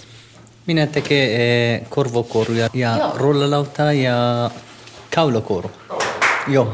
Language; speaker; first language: Finnish; non-native, learner; Kurdish